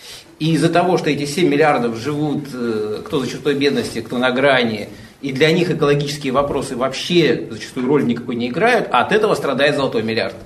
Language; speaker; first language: Russian; native; Russian